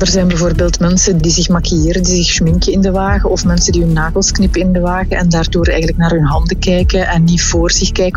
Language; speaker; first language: Dutch; native; Dutch